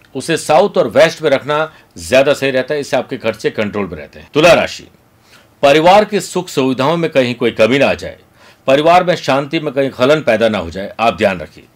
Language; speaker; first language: Hindi; native; Hindi